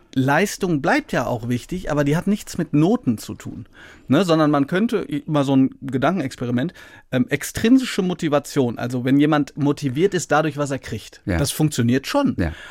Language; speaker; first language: German; native; German